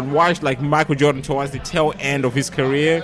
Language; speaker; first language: English; non-native, local second language; Shona